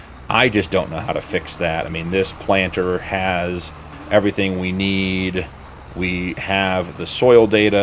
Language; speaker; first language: English; native; English